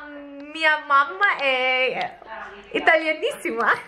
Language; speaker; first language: Italian; non-native, fluent; Filipino